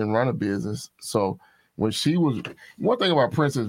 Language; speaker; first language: English; native; English